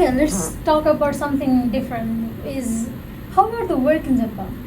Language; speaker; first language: English; non-native, fluent; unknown